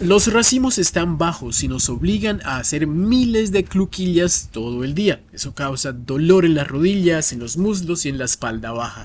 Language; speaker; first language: Spanish; native; Spanish